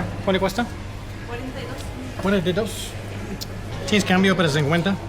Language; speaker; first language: Spanish; non-native, learner; English